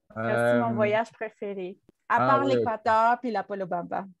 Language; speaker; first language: French; non-native, fluent; Spanish